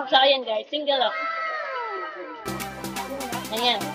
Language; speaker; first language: Filipino; native; Filipino